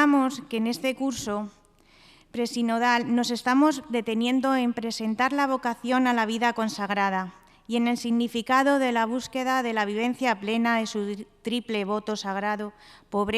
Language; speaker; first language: Spanish; native; Spanish